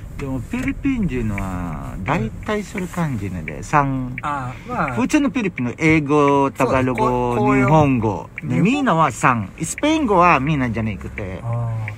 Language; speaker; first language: Japanese; non-native, learner; Filipino